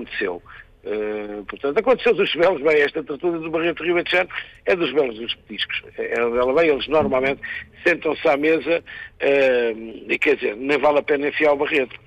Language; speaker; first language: Portuguese; native; Portuguese